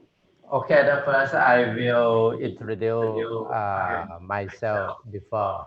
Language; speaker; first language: English; non-native, learner; Thai